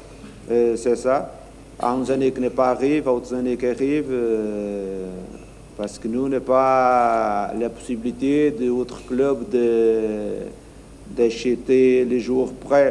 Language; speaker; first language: French; non-native, learner; Portuguese